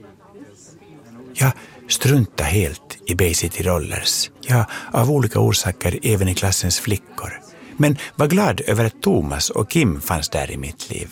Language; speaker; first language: Swedish; native; Swedish